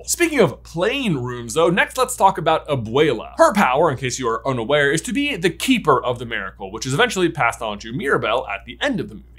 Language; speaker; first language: English; native; English